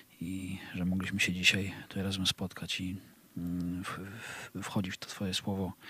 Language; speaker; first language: Polish; native; Polish